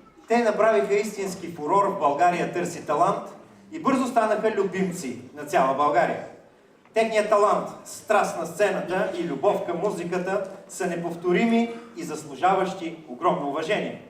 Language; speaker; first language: Bulgarian; native; Bulgarian